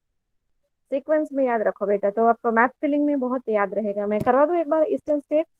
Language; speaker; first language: Hindi; non-native, local second language; Gujarati